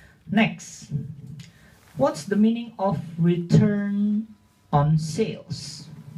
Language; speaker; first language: English; non-native, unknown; Indonesian